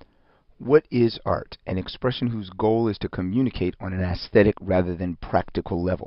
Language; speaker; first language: English; native; English